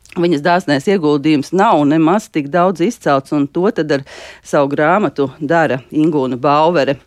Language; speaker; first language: Latvian; native; Latvian